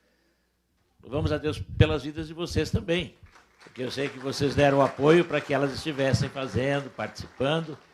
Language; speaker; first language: Portuguese; native; Portuguese